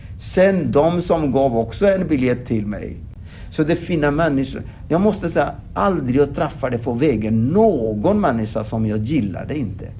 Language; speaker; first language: Swedish; non-native, fluent; Odia